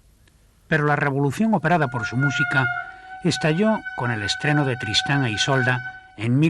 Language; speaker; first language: Spanish; native; Spanish